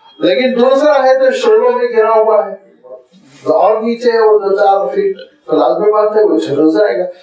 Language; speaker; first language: Urdu; native; Urdu